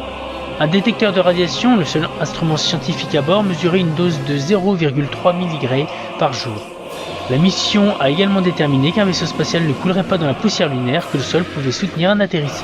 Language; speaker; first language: French; native; French